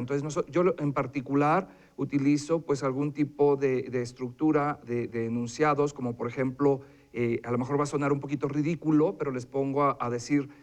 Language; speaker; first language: Spanish; native; Spanish